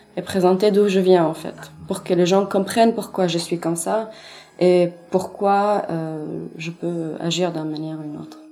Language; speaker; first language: French; non-native, fluent; Arabic